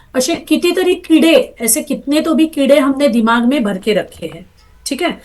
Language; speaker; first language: Hindi; non-native, local second language; Marathi